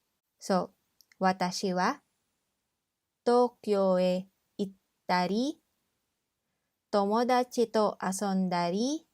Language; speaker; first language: Japanese; non-native, fluent; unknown